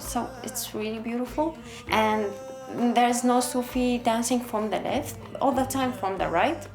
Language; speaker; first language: English; non-native, learner; Arabic